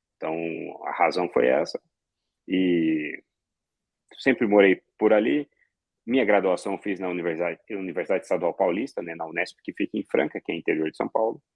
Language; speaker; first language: Portuguese; early bilingual, other home language; Arabic